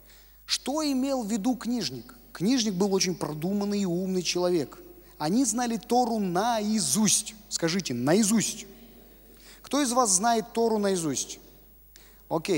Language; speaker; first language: Russian; native; Russian